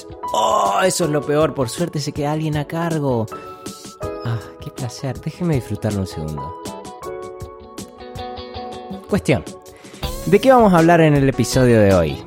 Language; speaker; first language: Spanish; native; Spanish